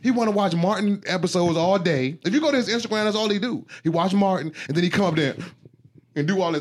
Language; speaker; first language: English; native; English